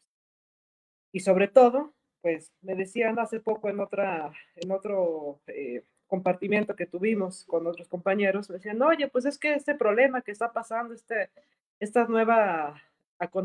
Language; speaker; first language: Spanish; native; Spanish